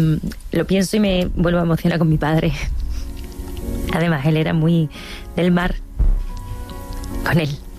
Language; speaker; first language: Spanish; native; Spanish